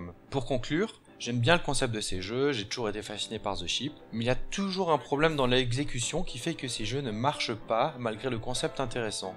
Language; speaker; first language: French; native; French